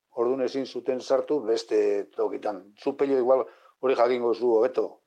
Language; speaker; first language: Basque; non-native, local second language; Spanish